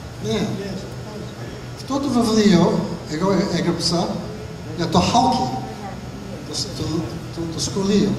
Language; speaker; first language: Greek; non-native, learner; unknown